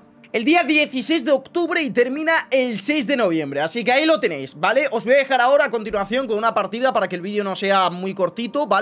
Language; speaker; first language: Spanish; native; Spanish